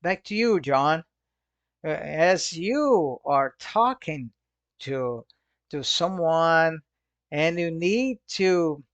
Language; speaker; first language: English; non-native, fluent; Portuguese